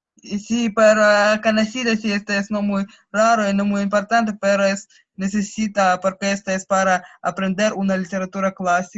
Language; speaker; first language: Spanish; non-native, learner; Russian